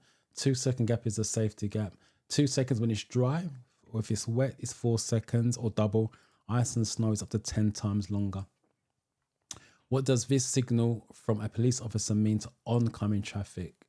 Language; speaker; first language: English; native; English